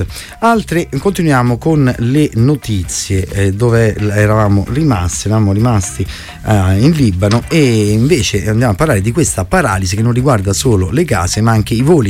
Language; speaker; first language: Italian; native; Italian